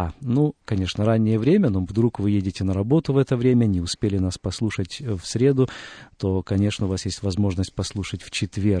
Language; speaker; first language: Russian; native; Russian